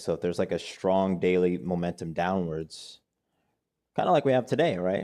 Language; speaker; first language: English; native; English